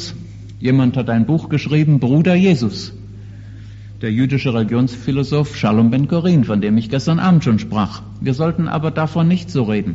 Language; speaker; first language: German; native; German